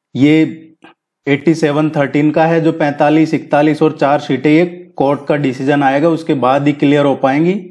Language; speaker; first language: Hindi; native; Hindi